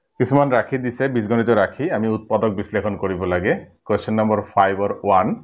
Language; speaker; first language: Assamese; non-native, local second language; Bangla